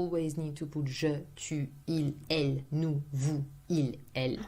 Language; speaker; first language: French; non-native, fluent; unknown